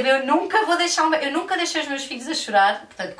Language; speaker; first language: Portuguese; native; Portuguese